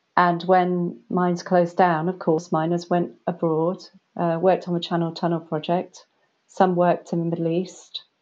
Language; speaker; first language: English; native; English